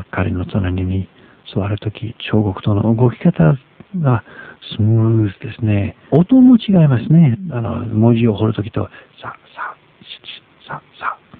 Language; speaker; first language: Japanese; non-native, fluent; English